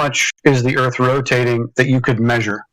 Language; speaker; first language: English; native; English